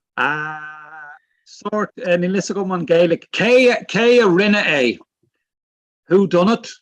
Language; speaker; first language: Irish; non-native, local second language; English